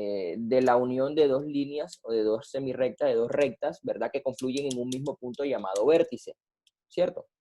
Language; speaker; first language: Spanish; native; Spanish